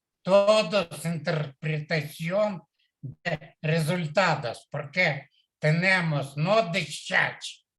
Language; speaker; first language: Spanish; non-native, learner; Russian